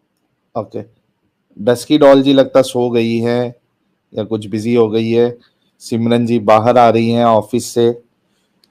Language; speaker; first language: Hindi; native; Hindi